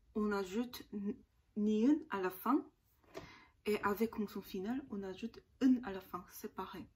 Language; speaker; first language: French; non-native, learner; Korean